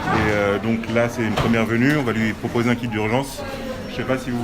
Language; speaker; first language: French; native; French